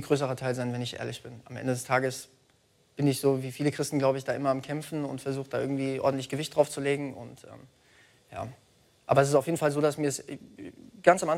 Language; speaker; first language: German; native; German